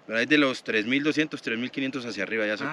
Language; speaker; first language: Spanish; native; Spanish